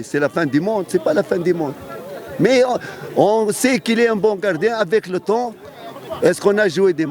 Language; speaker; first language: French; non-native, local second language; Arabic